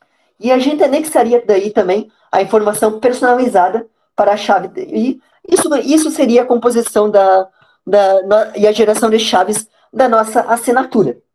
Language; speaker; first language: Portuguese; native; Portuguese